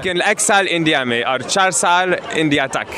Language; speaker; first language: Hindi; non-native, learner; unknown